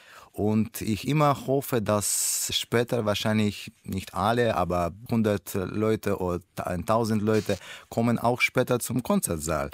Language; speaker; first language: German; non-native, learner; Russian